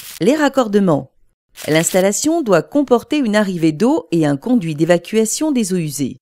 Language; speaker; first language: French; native; French